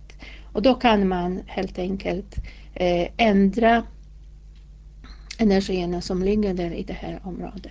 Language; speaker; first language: Swedish; non-native, fluent; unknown